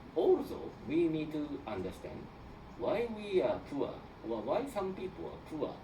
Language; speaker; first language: English; non-native, learner; Japanese